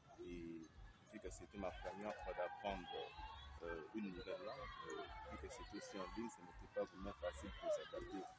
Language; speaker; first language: French; non-native, local second language; Lingala